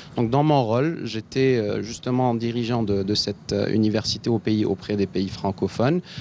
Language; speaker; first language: French; non-native, local second language; Arabic